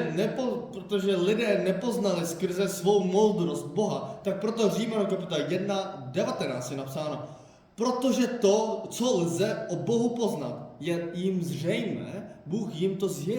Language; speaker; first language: Czech; non-native, fluent; Korean